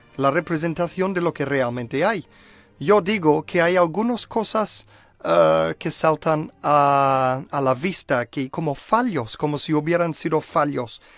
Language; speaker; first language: Spanish; non-native, fluent; English